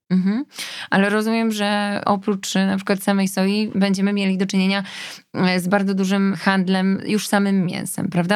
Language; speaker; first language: Polish; native; Polish